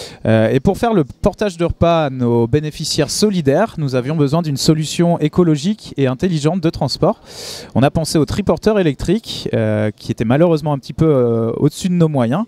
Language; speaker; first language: French; native; French